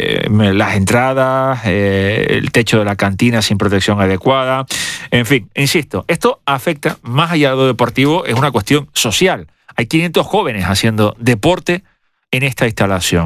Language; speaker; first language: Spanish; native; Spanish